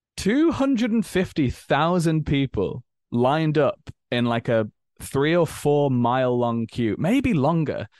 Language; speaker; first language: English; native; English